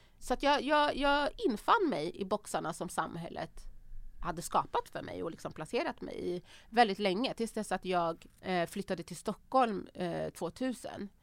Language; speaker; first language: Swedish; early bilingual, other home language; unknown